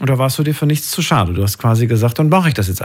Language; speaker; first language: German; native; German